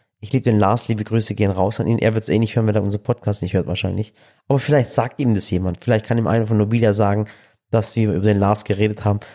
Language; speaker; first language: German; early bilingual, other home language; Turkish